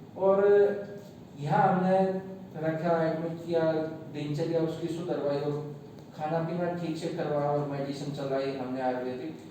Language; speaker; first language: Hindi; native; Hindi